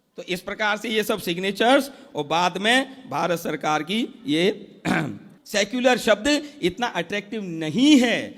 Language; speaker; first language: Hindi; native; Hindi